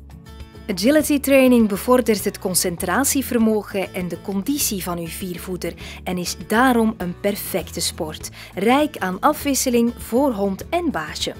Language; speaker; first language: Dutch; native; Dutch